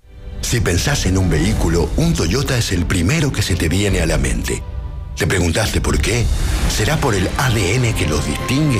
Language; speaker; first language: Spanish; native; Spanish